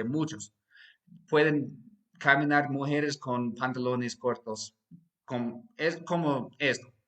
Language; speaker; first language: Spanish; non-native, fluent; English